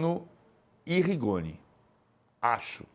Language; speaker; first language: Portuguese; native; Portuguese